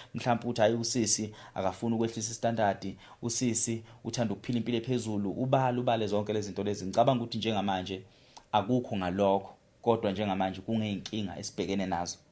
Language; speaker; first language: Zulu; native; Zulu